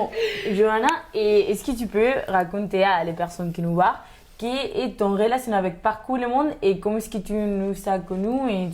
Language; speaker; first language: French; non-native, learner; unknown